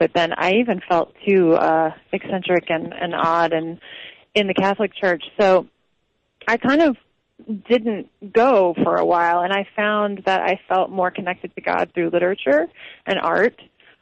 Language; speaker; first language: English; native; English